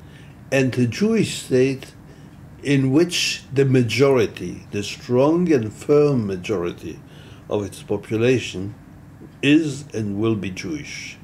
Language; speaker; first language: English; non-native, fluent; Hebrew